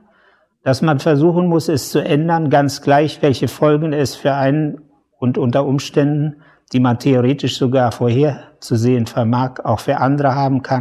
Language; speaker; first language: German; native; German